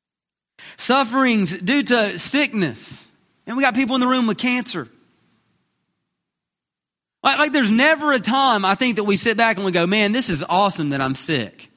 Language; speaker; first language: English; native; English